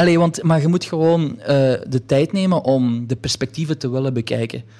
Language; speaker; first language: Dutch; early bilingual, other home language; Polish